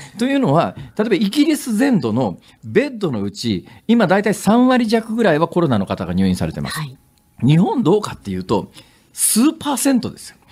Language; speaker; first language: Japanese; native; Japanese